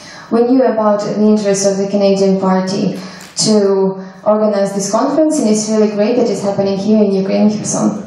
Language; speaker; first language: English; non-native, fluent; Ukrainian